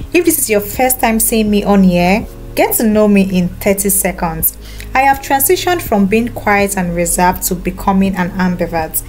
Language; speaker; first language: English; non-native, local second language; Yoruba